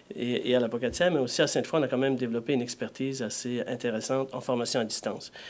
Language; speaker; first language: French; native; French